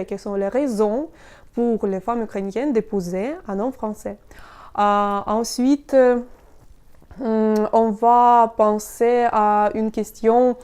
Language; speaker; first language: French; non-native, fluent; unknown